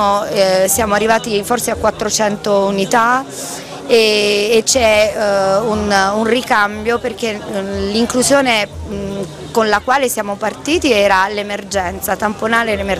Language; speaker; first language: Italian; native; Italian